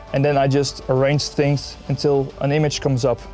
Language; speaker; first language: English; non-native, fluent; Dutch